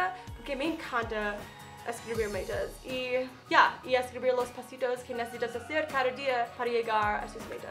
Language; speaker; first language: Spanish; non-native, fluent; English